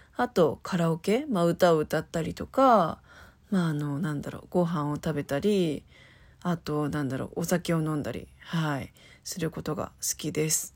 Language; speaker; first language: Japanese; native; Japanese